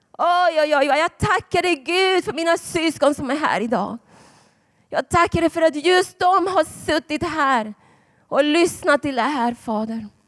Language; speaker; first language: Swedish; non-native, fluent; Spanish